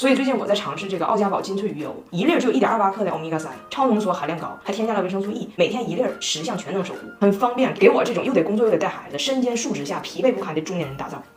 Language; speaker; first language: Chinese; native; Chinese